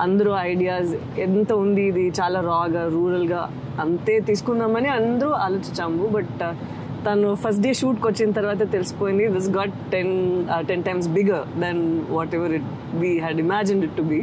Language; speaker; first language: Telugu; non-native, fluent; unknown